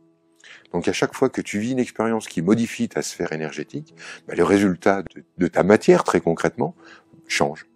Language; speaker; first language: French; native; French